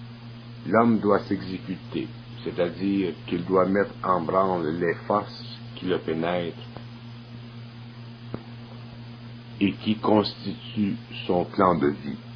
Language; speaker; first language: French; native; French